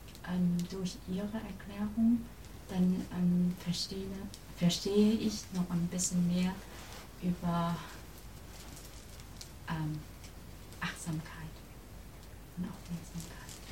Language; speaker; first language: German; non-native, learner; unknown